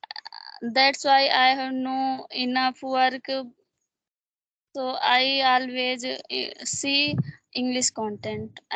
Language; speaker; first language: English; non-native, learner; Hindi